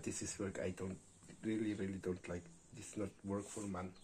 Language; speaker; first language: English; non-native, learner; German